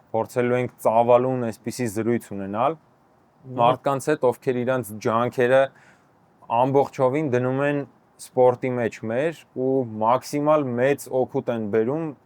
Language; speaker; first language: Armenian; native; Armenian